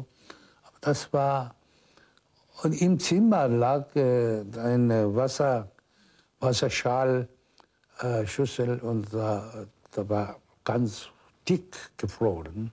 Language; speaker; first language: German; non-native, fluent; Korean